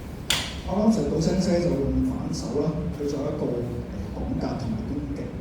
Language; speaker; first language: Cantonese; native; Cantonese